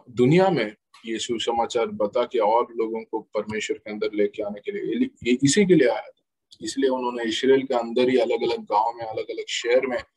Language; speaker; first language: Hindi; non-native, local second language; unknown